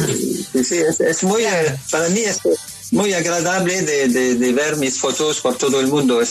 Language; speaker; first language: Spanish; non-native, learner; French